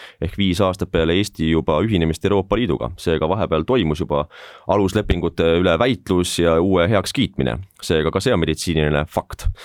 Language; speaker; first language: Estonian; native; Estonian